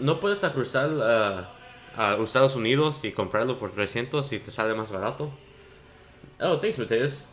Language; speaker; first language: Spanish; early bilingual, heritage; Spanish